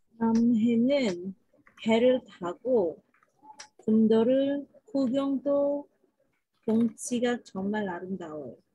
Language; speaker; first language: Korean; non-native, learner; Malay